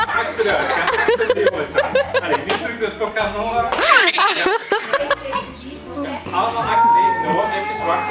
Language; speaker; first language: Dutch; native; Dutch